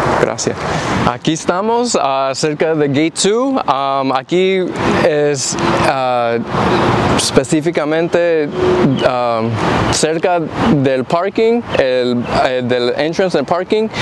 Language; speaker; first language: Spanish; early bilingual, heritage; English